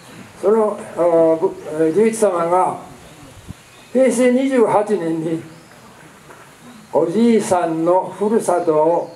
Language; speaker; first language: Japanese; native; Japanese